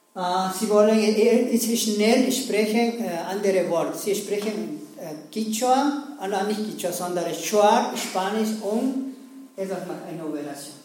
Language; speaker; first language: German; non-native, learner; Spanish